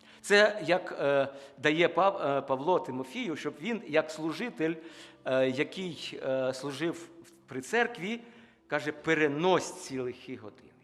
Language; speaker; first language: Ukrainian; non-native, local second language; Russian